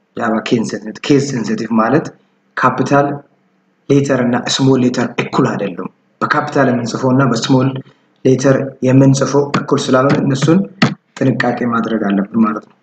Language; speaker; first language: Amharic; non-native, local second language; Oromo